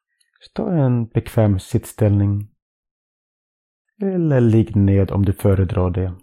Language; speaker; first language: Swedish; non-native, fluent; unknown